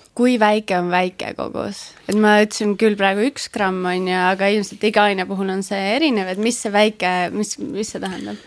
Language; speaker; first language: Estonian; native; Estonian